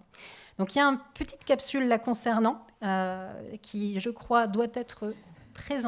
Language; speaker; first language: French; native; French